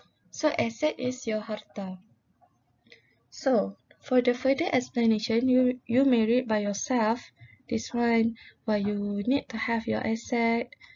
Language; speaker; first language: English; non-native, local second language; Malay